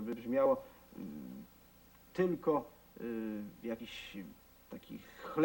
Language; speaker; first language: Polish; non-native, local second language; Rusyn